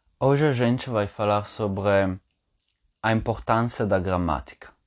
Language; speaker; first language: Portuguese; non-native, fluent; Italian